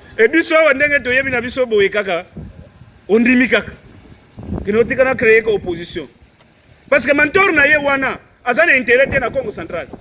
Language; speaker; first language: Lingala; non-native, local second language; Kongo